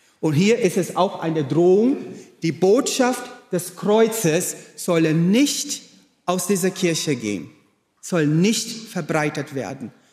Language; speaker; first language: German; non-native, fluent; Portuguese